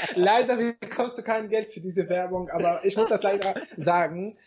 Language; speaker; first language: German; non-native, fluent; Arabic